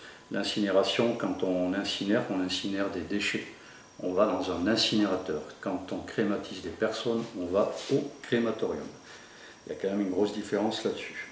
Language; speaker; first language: French; native; French